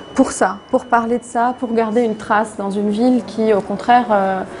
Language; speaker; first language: French; non-native, local second language; Arabic